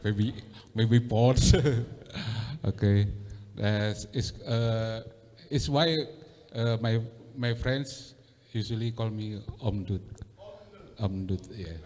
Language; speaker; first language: English; non-native, learner; Indonesian